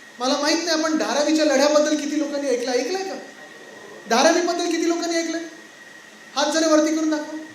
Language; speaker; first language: Marathi; native; Marathi